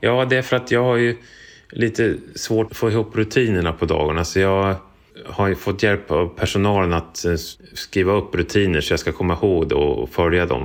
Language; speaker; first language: Swedish; native; Swedish